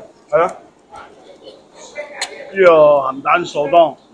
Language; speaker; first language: Cantonese; native; Cantonese